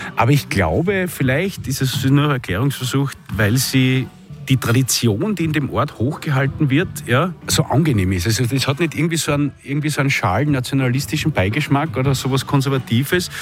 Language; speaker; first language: German; native; German